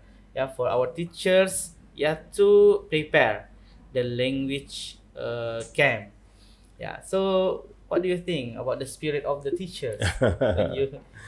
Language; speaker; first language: English; non-native, local second language; Indonesian